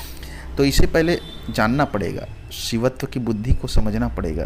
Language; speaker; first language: Hindi; native; Hindi